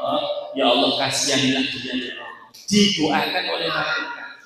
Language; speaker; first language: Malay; non-native, local second language; Javanese